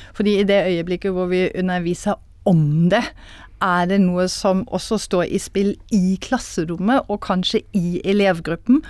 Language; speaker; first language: Norwegian; non-native, fluent; German